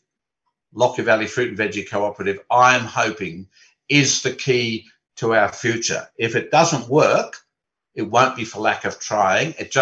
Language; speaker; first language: English; native; English